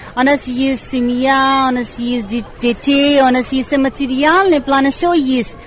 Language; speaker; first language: Russian; non-native, fluent; Hindi